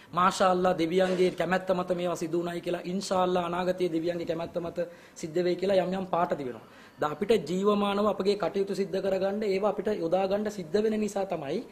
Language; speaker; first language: Sinhala; non-native, local second language; Tamil